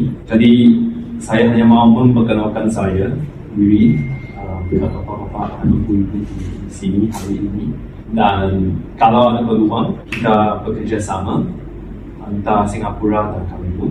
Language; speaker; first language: Indonesian; non-native, fluent; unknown